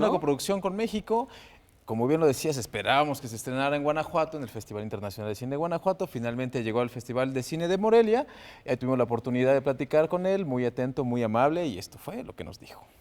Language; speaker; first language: Spanish; native; Spanish